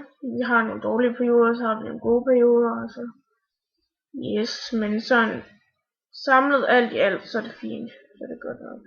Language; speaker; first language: Danish; native; Danish